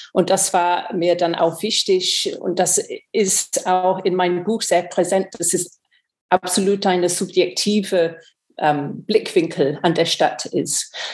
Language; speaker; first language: German; non-native, fluent; English